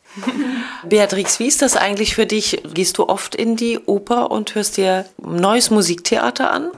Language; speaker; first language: German; native; German